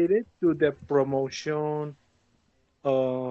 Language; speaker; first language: English; non-native, learner; Spanish